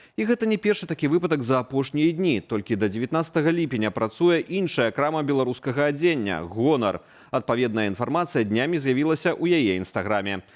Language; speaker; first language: Belarusian; native; Belarusian